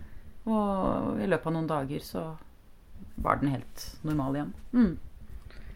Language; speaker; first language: Norwegian; native; Norwegian